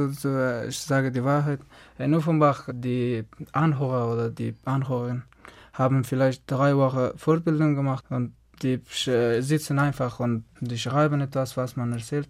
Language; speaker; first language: German; non-native, fluent; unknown